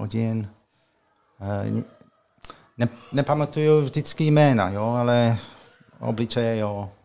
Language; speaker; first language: Czech; non-native, learner; English